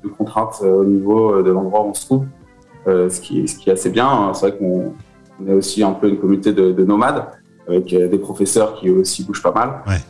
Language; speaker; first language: French; native; French